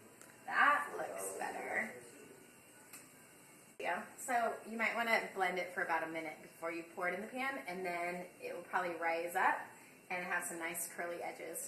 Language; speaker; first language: English; native; English